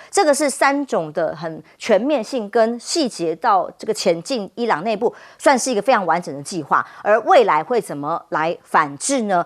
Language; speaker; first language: Chinese; native; Chinese